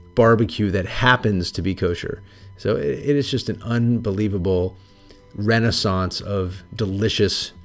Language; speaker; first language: English; native; English